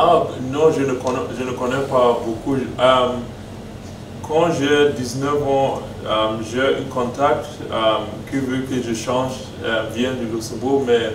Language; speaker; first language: French; non-native, learner; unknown